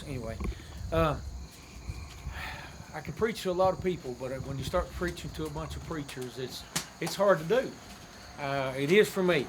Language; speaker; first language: English; native; English